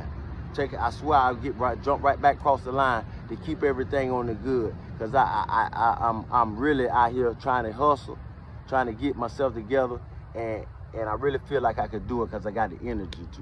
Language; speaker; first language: English; native; English